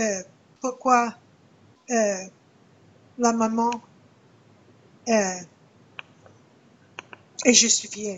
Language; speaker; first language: French; non-native, learner; English